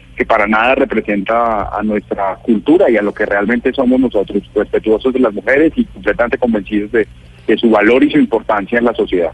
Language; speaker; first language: Spanish; native; Spanish